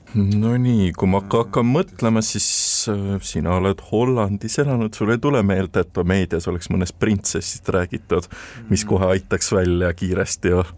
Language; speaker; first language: Estonian; native; Estonian